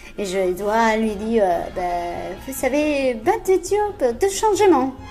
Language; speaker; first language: French; non-native, fluent; Spanish